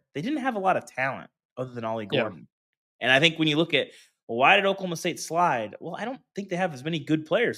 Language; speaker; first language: English; native; English